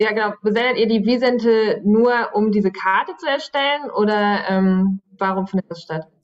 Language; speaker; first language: German; native; German